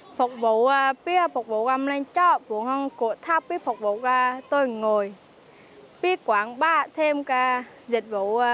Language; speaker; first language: Vietnamese; non-native, local second language; Eastern Cham